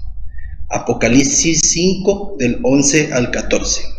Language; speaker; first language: Spanish; native; Spanish